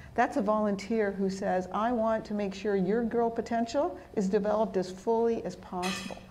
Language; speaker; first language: English; early bilingual, other home language; Spanish